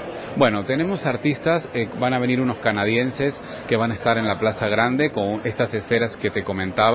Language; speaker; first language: Spanish; native; Spanish